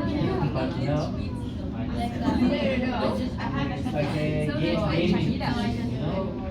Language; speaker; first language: English; non-native, learner; Arabic